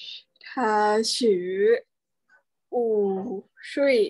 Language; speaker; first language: Chinese; non-native, learner; Thai